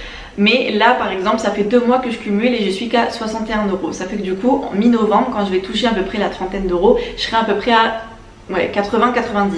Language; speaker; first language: French; native; French